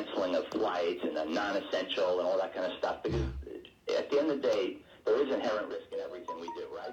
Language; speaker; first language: English; native; English